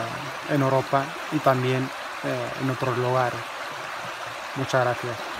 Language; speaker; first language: Spanish; non-native, fluent; Arabic